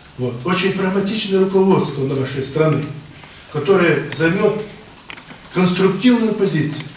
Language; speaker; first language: Russian; non-native, local second language; Ukrainian